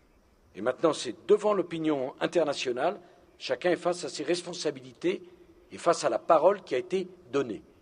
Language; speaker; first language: French; native; French